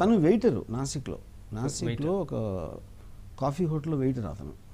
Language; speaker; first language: Telugu; native; Telugu